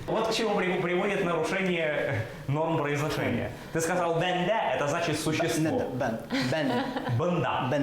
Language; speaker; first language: Russian; native; Russian